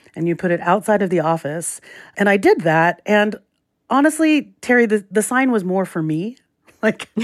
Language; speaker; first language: English; native; English